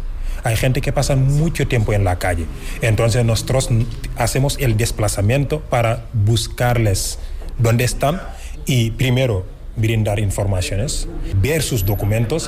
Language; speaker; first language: Spanish; non-native, fluent; Wolof